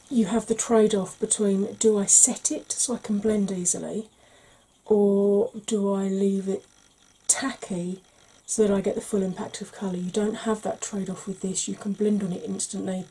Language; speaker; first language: English; native; English